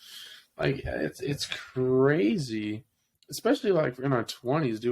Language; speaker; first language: English; native; English